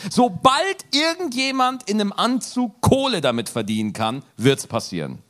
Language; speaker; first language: German; native; German